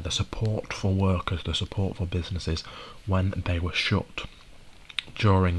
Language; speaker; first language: English; native; English